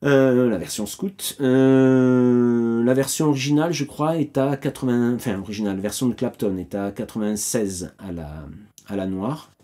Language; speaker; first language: French; native; French